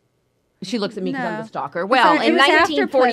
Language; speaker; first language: English; native; English